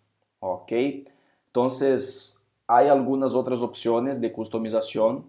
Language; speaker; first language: Spanish; non-native, fluent; Portuguese